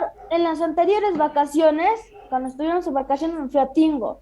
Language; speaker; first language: Spanish; native; Spanish